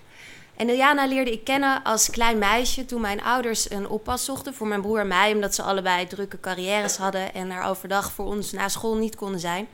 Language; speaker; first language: Dutch; native; Dutch